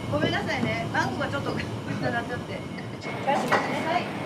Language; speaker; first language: Japanese; native; Japanese